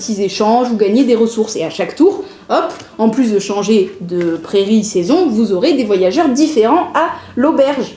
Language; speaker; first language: French; native; French